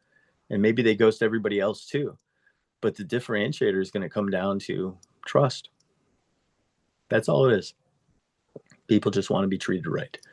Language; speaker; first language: English; native; English